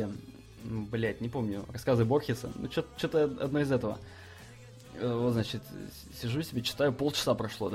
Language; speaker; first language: Russian; native; Russian